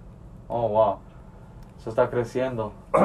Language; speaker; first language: Spanish; early bilingual, other home language; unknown